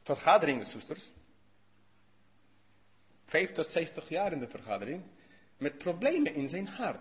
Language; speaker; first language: Dutch; non-native, learner; English